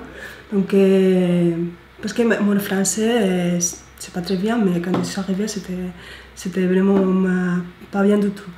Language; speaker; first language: French; non-native, learner; Spanish